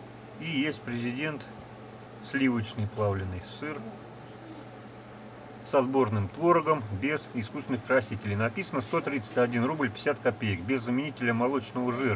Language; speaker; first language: Russian; native; Russian